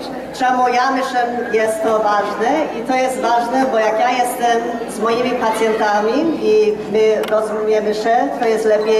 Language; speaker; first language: Polish; early bilingual, heritage; Polish